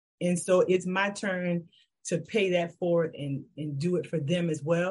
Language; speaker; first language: English; native; English